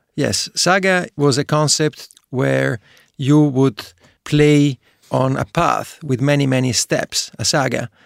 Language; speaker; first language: English; non-native, fluent; Italian